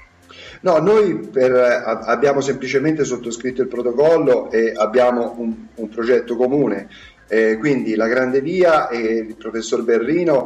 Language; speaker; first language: Italian; native; Italian